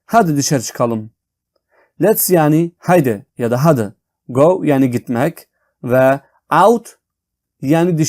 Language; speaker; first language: Turkish; non-native, fluent; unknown